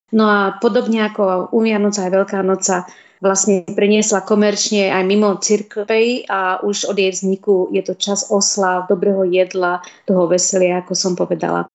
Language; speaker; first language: Slovak; native; Slovak